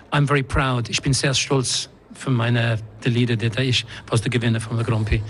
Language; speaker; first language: German; non-native, learner; English